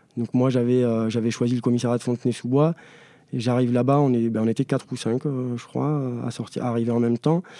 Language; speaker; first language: French; native; French